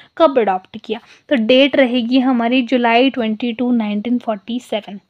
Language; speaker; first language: Hindi; non-native, local second language; Punjabi